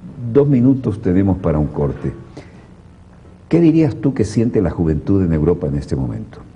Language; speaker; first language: Spanish; native; Spanish